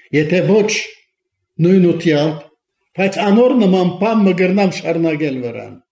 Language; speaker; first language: Armenian; early bilingual, heritage; Armenian